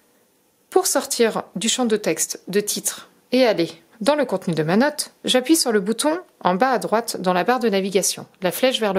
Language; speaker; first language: French; native; French